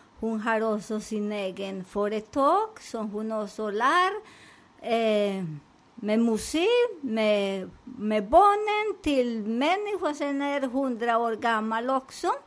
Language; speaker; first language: Swedish; non-native, fluent; Spanish